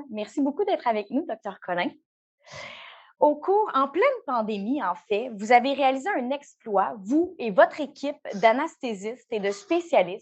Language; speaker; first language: French; native; French